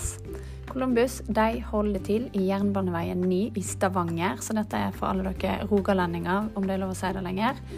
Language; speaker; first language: Norwegian; native; Norwegian